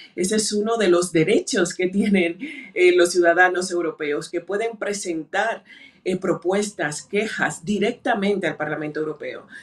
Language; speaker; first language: Spanish; native; Spanish